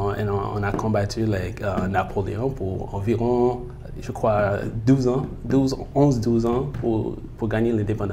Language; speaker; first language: French; early bilingual, heritage; French